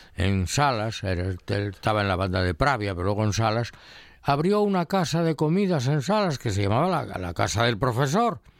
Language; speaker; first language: Spanish; native; Spanish